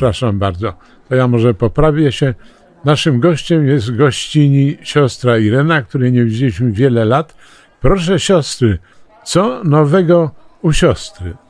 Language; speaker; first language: Polish; native; Polish